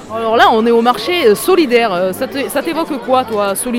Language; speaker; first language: French; native; French